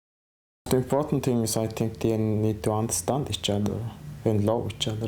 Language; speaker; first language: English; non-native, fluent; Mongolian